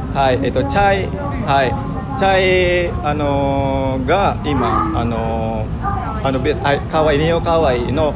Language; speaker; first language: Japanese; non-native, learner; Indonesian